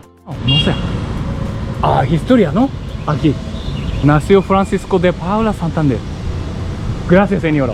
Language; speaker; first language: Spanish; non-native, learner; Japanese